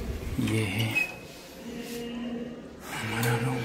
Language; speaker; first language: Hindi; non-native, local second language; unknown